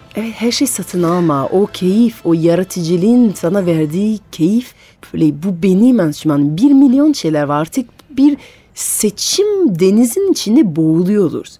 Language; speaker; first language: Turkish; non-native, fluent; French